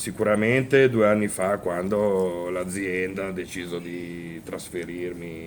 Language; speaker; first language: Italian; native; Italian